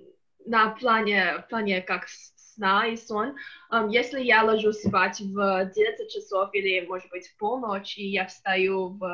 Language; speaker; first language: Russian; non-native, learner; English